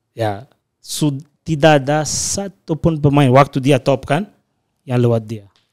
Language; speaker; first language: Indonesian; non-native, fluent; Portuguese